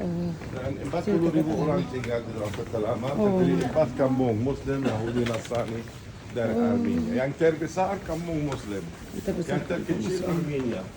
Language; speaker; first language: Indonesian; non-native, fluent; Arabic